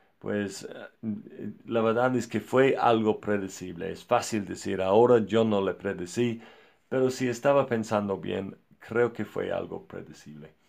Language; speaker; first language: Spanish; non-native, fluent; English